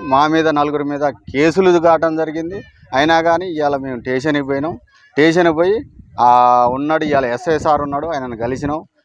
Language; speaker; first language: Telugu; native; Telugu